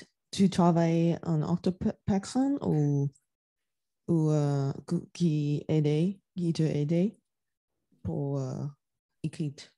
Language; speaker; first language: French; non-native, learner; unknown